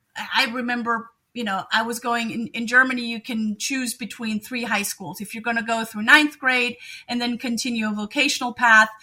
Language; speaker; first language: English; non-native, fluent; German